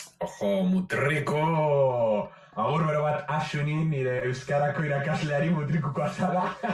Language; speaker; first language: Basque; non-native, local second language; Spanish